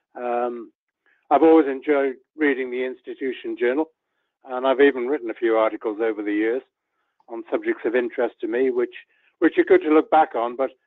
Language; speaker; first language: English; native; English